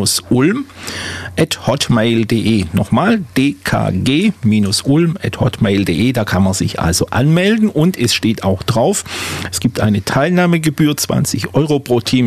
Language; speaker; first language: German; native; German